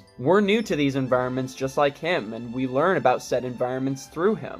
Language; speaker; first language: English; native; English